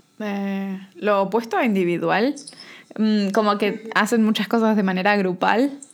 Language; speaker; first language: Spanish; native; Spanish